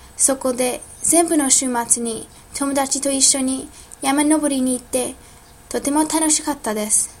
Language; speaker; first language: Japanese; non-native, learner; English